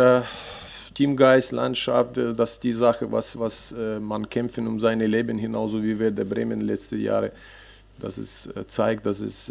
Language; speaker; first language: German; non-native, fluent; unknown